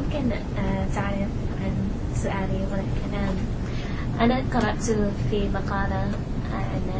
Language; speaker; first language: Arabic; non-native, learner; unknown